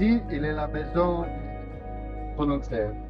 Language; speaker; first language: French; non-native, learner; Italian